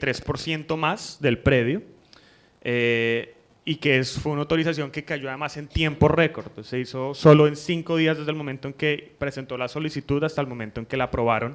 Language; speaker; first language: Spanish; native; Spanish